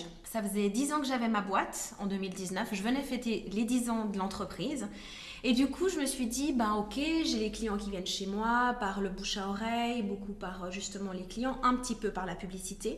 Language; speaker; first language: French; native; French